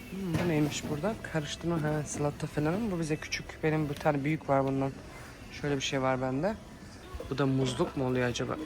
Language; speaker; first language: Turkish; early bilingual, heritage; Turkish